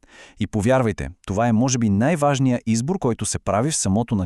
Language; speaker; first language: Bulgarian; native; Bulgarian